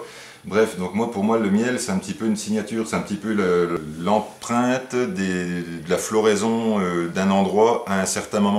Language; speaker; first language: French; native; French